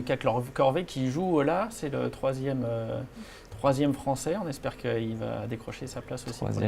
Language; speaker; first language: French; native; French